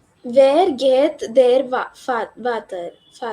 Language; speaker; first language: German; non-native, learner; English